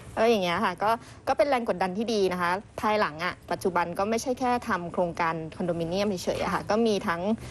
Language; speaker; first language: Thai; early bilingual, other home language; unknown